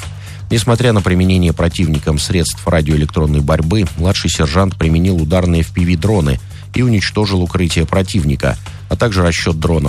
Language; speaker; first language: Russian; native; Russian